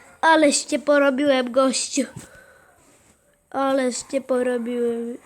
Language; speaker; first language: Polish; native; Polish